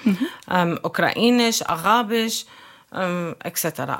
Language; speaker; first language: German; non-native, fluent; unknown